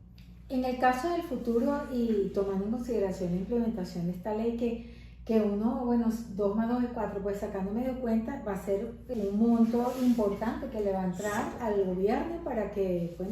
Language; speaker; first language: Spanish; native; Spanish